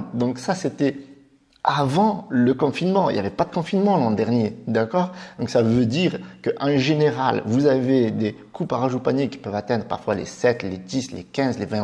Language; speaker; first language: French; native; French